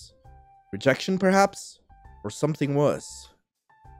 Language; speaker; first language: English; native; English